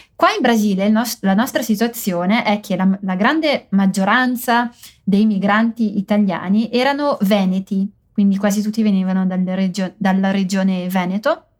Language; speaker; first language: Italian; native; Italian